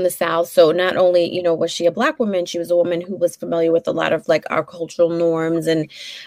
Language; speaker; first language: English; native; English